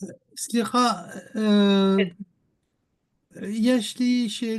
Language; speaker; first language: Hebrew; non-native, learner; French